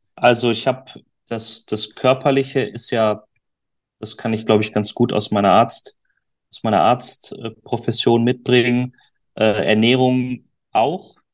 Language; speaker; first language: German; native; German